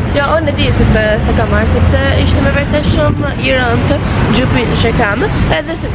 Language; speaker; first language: Albanian; early bilingual, heritage; Albanian